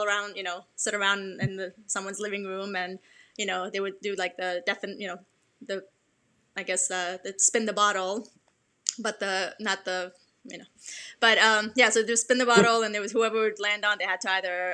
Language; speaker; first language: English; early bilingual, other home language; Persian